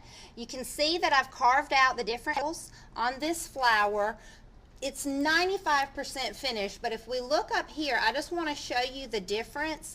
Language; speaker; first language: English; native; English